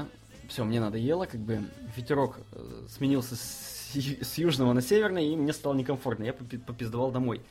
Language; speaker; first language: Russian; native; Russian